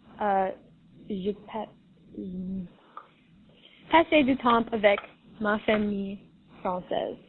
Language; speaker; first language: French; non-native, learner; English